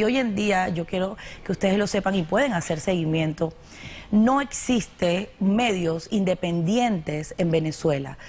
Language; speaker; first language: Spanish; native; Spanish